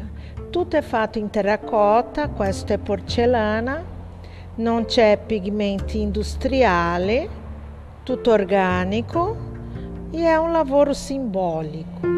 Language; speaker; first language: Italian; non-native, fluent; Portuguese